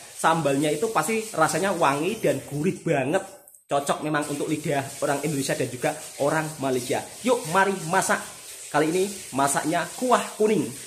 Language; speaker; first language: Indonesian; native; Indonesian